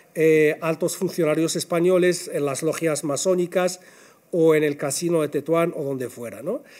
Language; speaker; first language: Spanish; non-native, fluent; Arabic